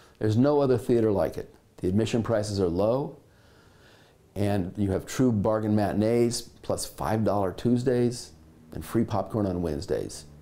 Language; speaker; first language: English; native; English